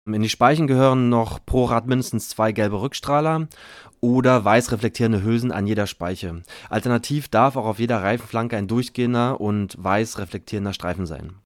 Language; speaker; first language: German; native; German